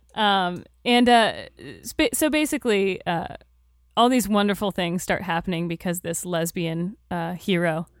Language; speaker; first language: English; native; English